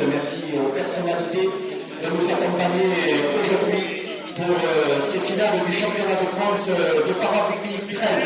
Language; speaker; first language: French; native; French